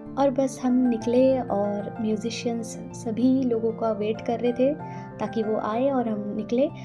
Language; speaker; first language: Hindi; non-native, local second language; Bangla